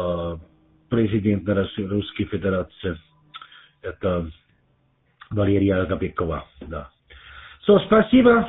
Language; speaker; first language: Russian; non-native, learner; German